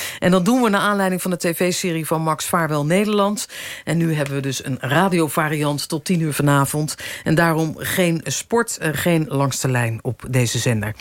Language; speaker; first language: Dutch; native; Dutch